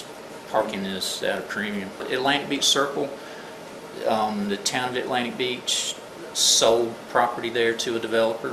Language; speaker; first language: English; native; English